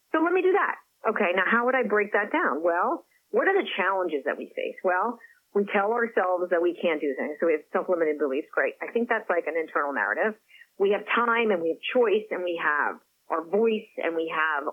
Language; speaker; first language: English; non-native, fluent; French